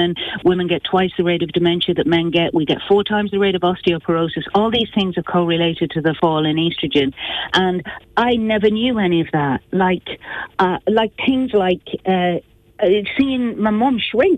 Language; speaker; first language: English; native; English